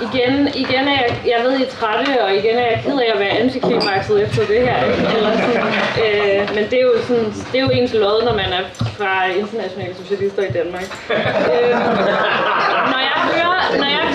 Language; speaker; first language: Danish; native; Danish